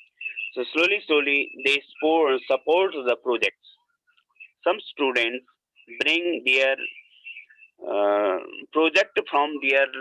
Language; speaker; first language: English; non-native, learner; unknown